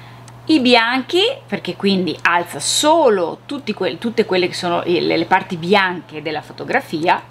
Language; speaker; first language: Italian; native; Italian